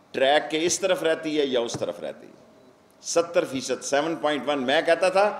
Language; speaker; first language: Urdu; non-native, local second language; Punjabi